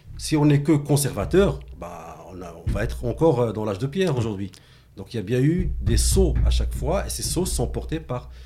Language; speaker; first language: French; non-native, local second language; Arabic